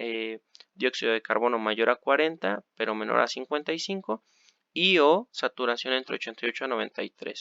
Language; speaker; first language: Spanish; native; Spanish